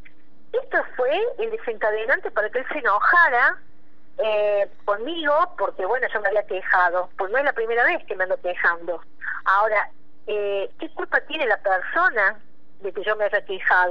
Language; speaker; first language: Spanish; native; Spanish